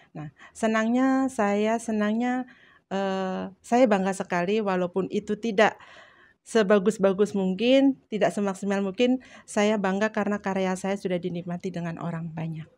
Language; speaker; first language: Indonesian; native; Indonesian